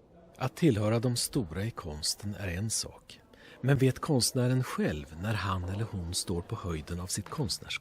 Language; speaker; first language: Swedish; native; Swedish